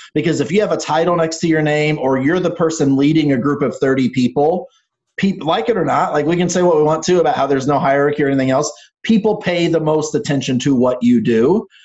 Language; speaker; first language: English; native; English